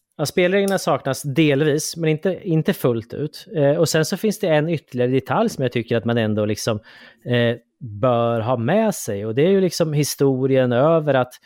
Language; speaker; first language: Swedish; native; Swedish